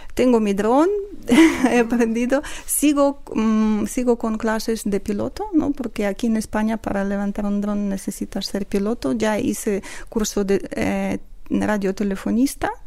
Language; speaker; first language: Spanish; non-native, fluent; Ukrainian